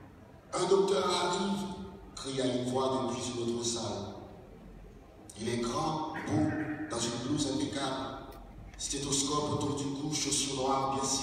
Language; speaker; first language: French; non-native, local second language; Haitian Creole